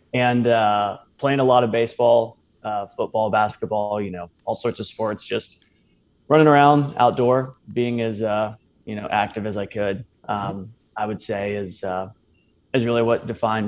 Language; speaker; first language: English; native; English